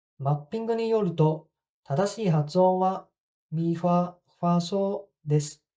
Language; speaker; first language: Japanese; non-native, fluent; Cantonese